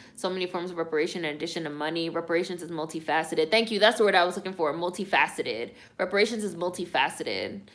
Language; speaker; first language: English; native; English